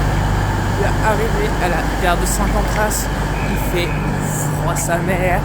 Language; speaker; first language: French; native; French